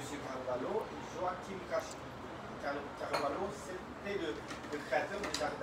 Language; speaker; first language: French; non-native, fluent; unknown